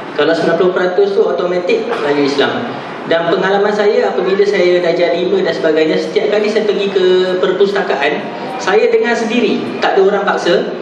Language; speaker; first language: Malay; non-native, local second language; Tamil